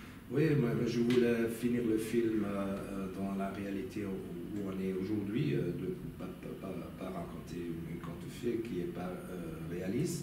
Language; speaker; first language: French; non-native, local second language; German